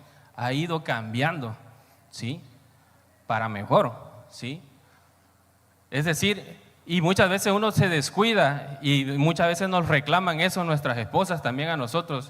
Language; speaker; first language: Spanish; native; Spanish